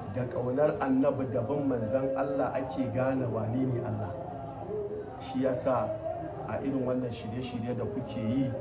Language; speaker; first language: Hausa; native; Hausa